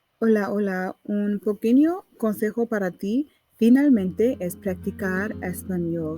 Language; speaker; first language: Spanish; non-native, learner; English